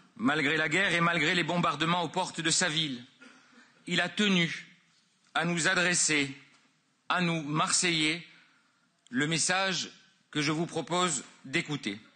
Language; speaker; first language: French; native; French